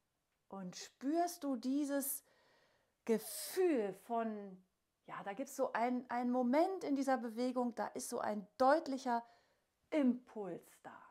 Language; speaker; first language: German; native; German